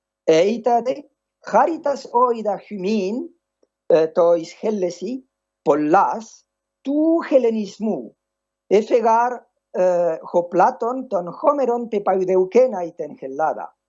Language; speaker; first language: Greek; non-native, fluent; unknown